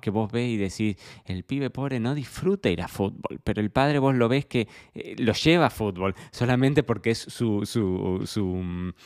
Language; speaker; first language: Spanish; native; Spanish